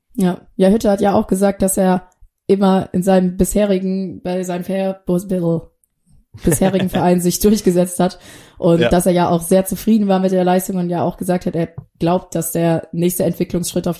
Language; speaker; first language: German; native; German